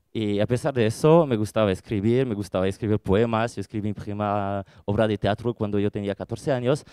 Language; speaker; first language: Spanish; non-native, fluent; French